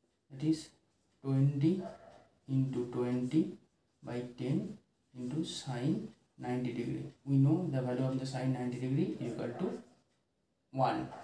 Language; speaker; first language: English; non-native, local second language; Bangla